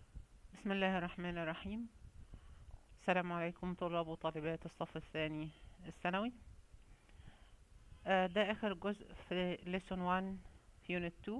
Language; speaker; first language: Arabic; native; Arabic